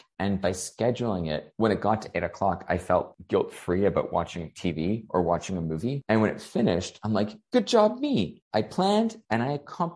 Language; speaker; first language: English; native; English